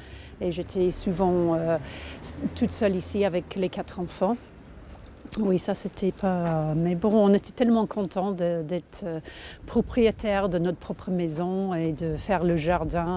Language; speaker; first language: French; non-native, fluent; English